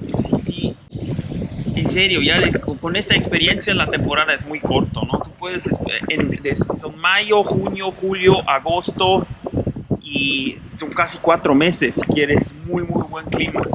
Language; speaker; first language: Spanish; non-native, fluent; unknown